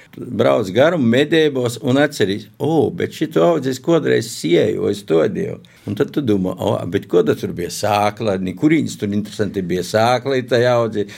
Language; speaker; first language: Latvian; native; Latvian